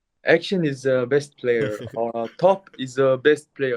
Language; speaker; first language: English; non-native, learner; Mongolian